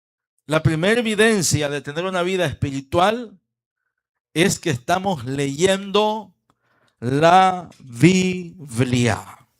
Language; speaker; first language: Spanish; native; Spanish